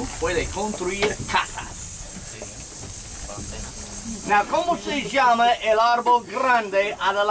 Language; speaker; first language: Spanish; non-native, learner; English